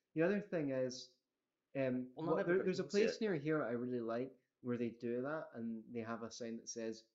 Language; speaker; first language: English; native; English